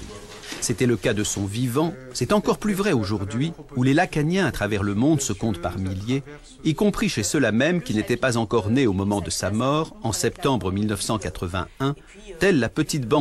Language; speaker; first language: French; native; French